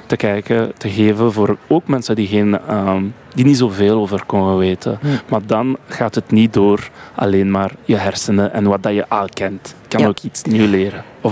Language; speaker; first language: Dutch; non-native, local second language; French